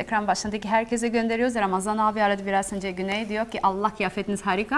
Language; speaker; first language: Turkish; non-native, fluent; Albanian